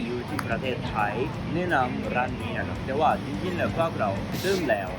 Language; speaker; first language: Thai; non-native, learner; Japanese